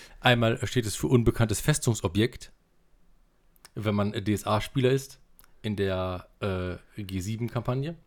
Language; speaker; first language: German; native; German